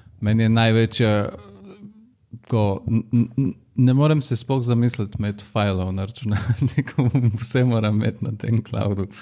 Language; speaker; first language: Slovenian; native; Slovenian